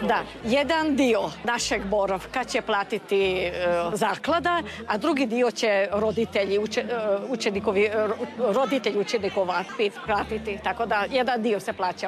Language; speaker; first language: Croatian; early bilingual, heritage; Croatian